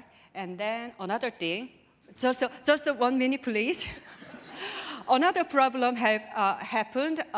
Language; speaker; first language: English; non-native, learner; Korean